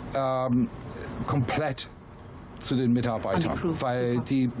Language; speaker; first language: German; non-native, fluent; English